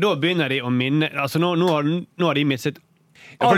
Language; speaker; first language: Norwegian; native; Norwegian